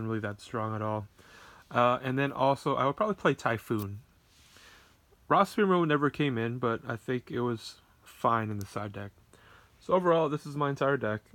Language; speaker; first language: English; native; English